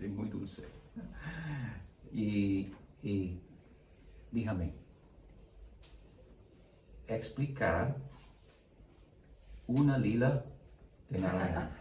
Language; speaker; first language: Spanish; non-native, learner; English